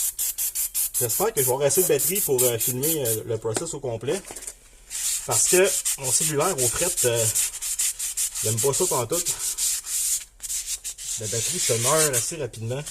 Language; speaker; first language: French; native; French